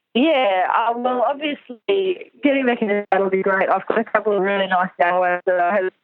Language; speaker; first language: English; native; English